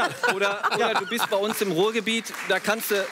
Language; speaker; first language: German; native; German